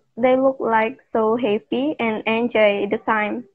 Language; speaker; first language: English; non-native, learner; Indonesian